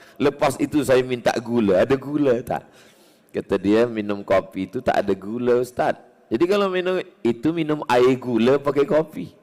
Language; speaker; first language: Malay; native; Malay